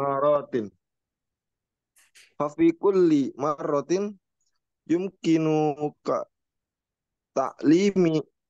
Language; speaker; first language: Arabic; non-native, learner; Indonesian